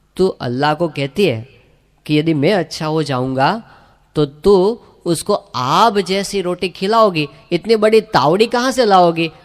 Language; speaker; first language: Hindi; non-native, local second language; Gujarati